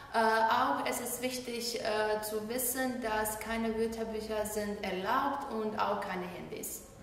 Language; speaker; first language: German; non-native, learner; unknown